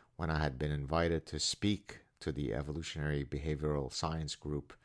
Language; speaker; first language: English; non-native, fluent; Arabic